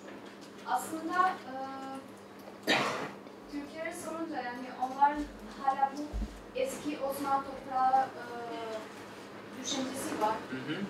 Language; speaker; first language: Turkish; non-native, fluent; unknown